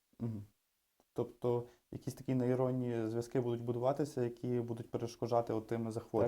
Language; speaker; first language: Ukrainian; native; Ukrainian